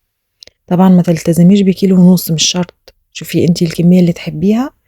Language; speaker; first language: Arabic; native; Arabic